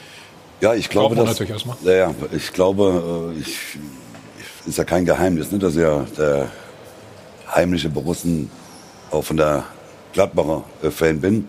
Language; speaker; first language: German; native; German